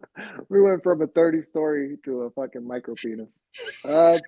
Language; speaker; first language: English; native; English